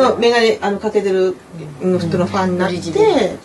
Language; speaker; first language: Japanese; non-native, learner; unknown